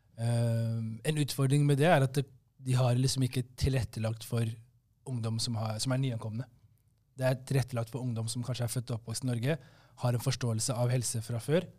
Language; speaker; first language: Norwegian; early bilingual, other home language; Somali